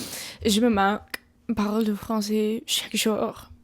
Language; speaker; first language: French; non-native, learner; English